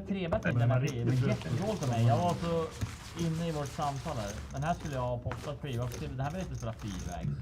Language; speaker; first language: Swedish; native; Swedish